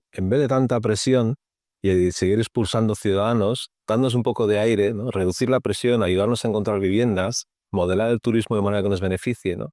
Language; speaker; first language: Spanish; native; Spanish